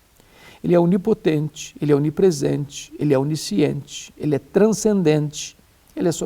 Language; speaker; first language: Portuguese; native; Portuguese